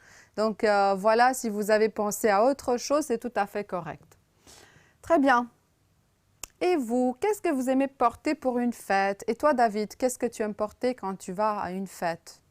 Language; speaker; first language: French; non-native, fluent; Romanian